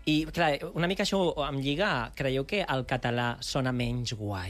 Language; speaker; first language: Catalan; native; Catalan